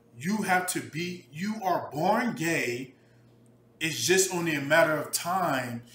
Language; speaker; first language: English; native; English